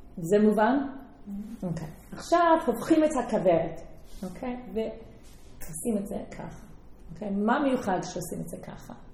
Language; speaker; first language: Hebrew; non-native, fluent; English